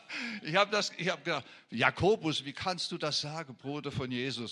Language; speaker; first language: German; non-native, fluent; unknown